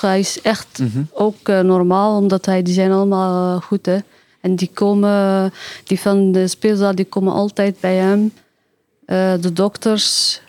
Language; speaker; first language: Dutch; non-native, learner; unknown